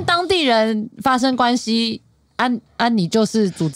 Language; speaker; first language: Chinese; native; Chinese